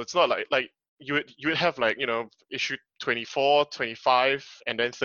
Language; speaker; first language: English; native; English